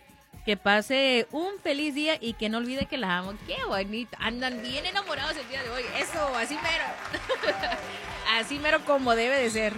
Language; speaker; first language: Spanish; native; Spanish